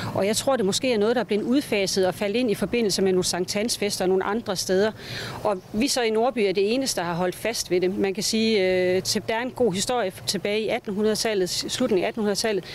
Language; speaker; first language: Danish; native; Danish